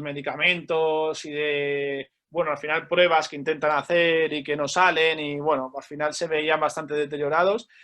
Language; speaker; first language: Spanish; native; Spanish